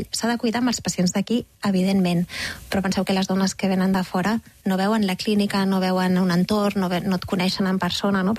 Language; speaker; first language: Catalan; native; Catalan